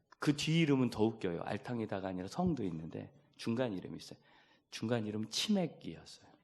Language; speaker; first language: Korean; native; Korean